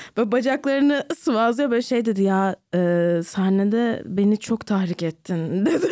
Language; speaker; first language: Turkish; native; Turkish